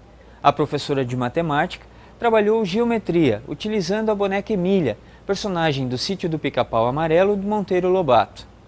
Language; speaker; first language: Portuguese; native; Portuguese